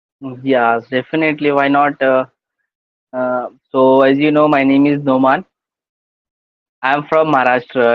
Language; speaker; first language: English; non-native, learner; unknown